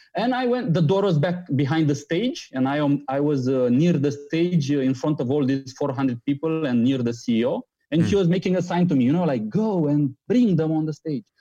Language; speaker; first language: English; non-native, fluent; Romanian